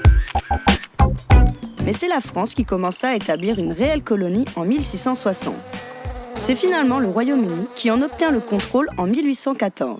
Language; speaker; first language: French; native; French